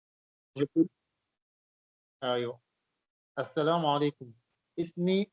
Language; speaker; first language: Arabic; non-native, learner; Comorian